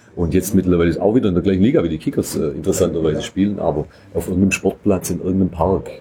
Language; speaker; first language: German; native; German